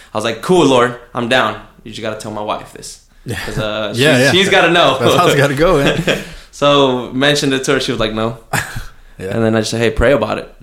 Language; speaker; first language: English; early bilingual, other home language; Spanish